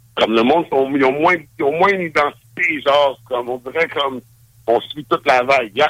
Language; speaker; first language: French; native; French